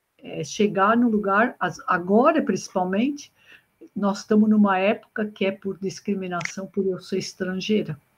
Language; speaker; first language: Portuguese; native; Portuguese